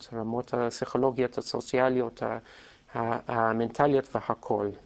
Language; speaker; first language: Hebrew; non-native, fluent; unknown